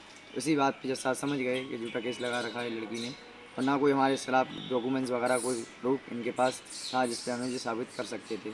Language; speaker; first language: Hindi; native; Hindi